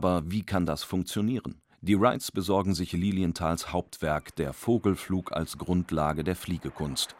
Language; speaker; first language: German; native; German